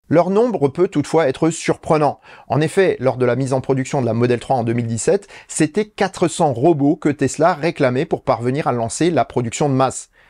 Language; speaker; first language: French; native; French